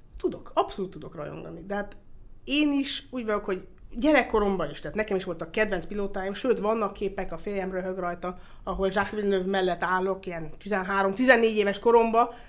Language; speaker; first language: Hungarian; early bilingual, heritage; Hungarian